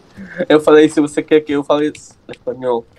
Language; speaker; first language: Portuguese; non-native, learner; Spanish